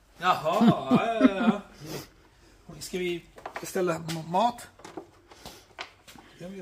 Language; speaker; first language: Swedish; non-native, fluent; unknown